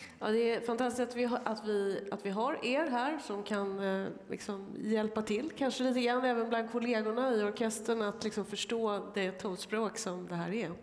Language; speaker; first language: Swedish; native; Swedish